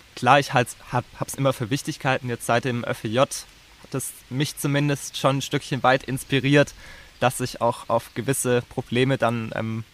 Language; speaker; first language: German; native; German